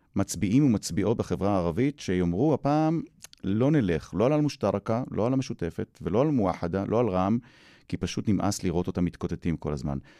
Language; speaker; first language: Hebrew; native; Hebrew